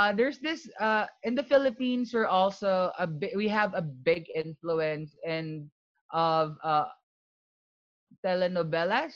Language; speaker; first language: English; non-native, local second language; Filipino